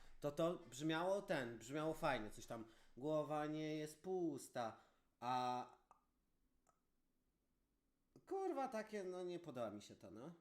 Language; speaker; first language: Polish; native; Polish